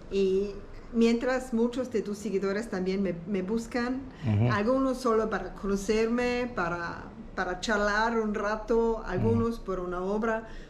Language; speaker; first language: Spanish; non-native, learner; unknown